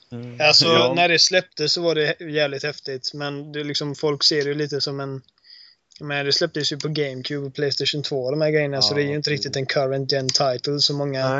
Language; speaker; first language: Swedish; native; Swedish